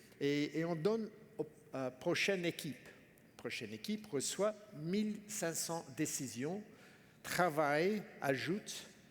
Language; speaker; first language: French; non-native, fluent; English